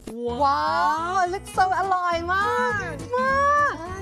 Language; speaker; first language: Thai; non-native, fluent; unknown